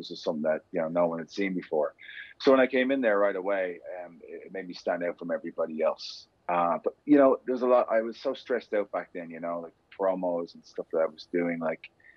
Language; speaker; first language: English; native; English